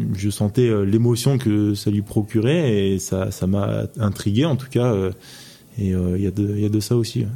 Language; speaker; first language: French; native; French